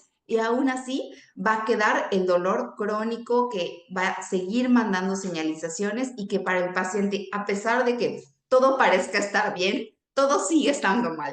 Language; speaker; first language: Spanish; native; Spanish